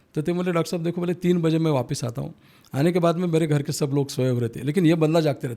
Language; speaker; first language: Hindi; non-native, local second language; Marathi